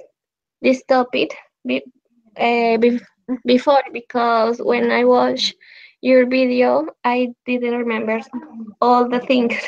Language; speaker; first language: English; non-native, learner; Spanish